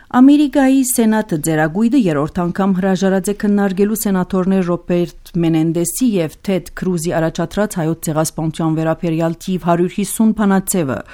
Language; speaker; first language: Armenian; early bilingual, heritage; Armenian